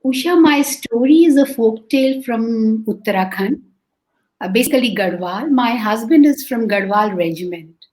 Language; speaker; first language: English; non-native, local second language; Hindi